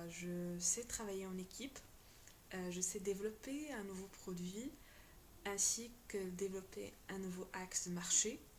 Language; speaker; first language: French; non-native, local second language; Arabic